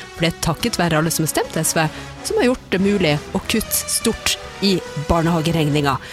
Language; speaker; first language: Norwegian; native; Norwegian